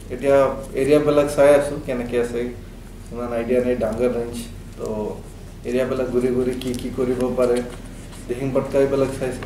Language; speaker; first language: Assamese; non-native, local second language; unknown